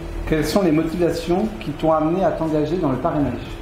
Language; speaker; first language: French; native; French